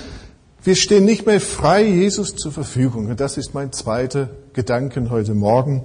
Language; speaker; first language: German; non-native, fluent; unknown